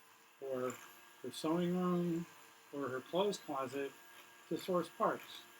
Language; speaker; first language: English; native; English